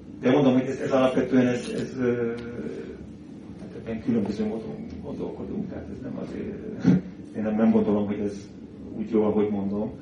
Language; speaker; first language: Hungarian; native; Hungarian